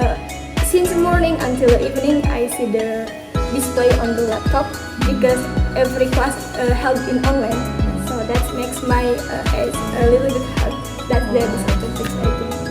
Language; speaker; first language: English; non-native, learner; Indonesian